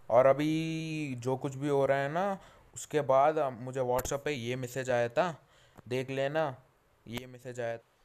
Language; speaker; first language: Hindi; non-native, local second language; Telugu